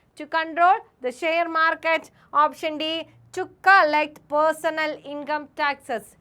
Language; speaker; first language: English; non-native, local second language; Malayalam